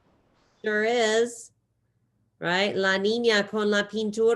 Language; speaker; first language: Spanish; non-native, fluent; English